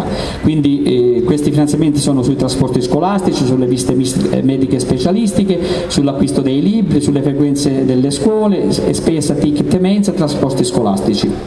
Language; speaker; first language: Italian; native; Italian